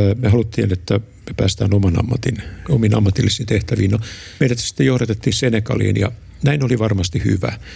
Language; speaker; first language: Finnish; native; Finnish